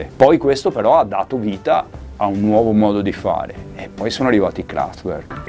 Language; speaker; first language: Italian; native; Italian